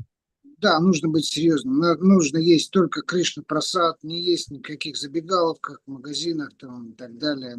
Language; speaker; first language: Russian; native; Russian